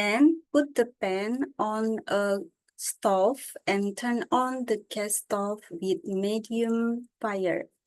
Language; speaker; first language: English; non-native, learner; Indonesian